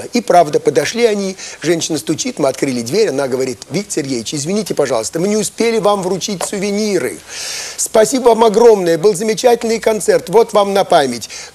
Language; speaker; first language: Russian; native; Russian